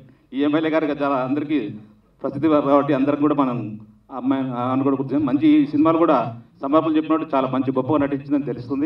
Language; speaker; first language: Telugu; native; Telugu